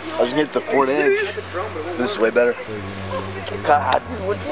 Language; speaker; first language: English; native; English